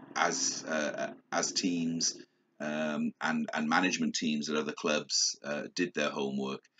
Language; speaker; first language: English; native; English